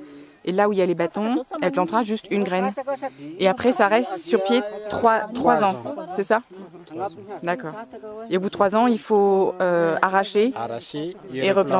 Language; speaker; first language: French; native; French